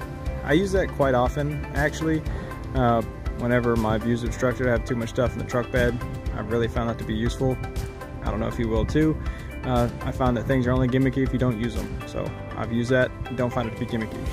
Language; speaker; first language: English; native; English